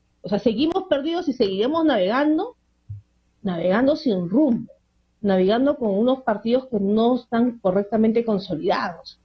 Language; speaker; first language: Spanish; native; Spanish